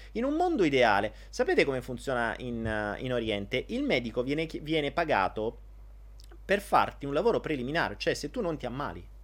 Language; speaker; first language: Italian; native; Italian